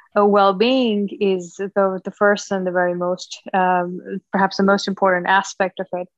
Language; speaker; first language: English; non-native, local second language; Punjabi